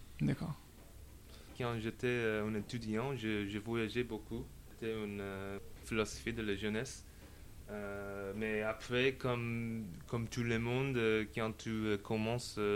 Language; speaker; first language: French; non-native, learner; English